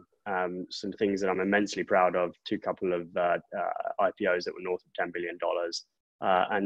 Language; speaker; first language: English; native; English